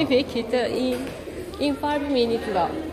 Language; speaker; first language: English; non-native, learner; Japanese